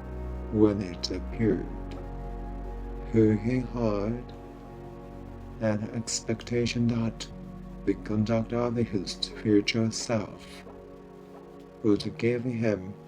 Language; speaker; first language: English; non-native, fluent; Japanese